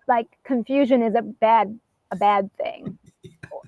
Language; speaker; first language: English; native; English